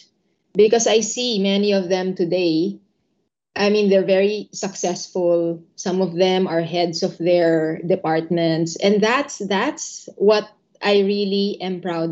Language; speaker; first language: English; non-native, local second language; Filipino